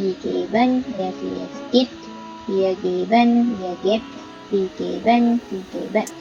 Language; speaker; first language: German; non-native, fluent; Sinhala